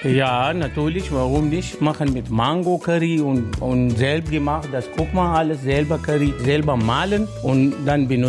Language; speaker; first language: German; non-native, learner; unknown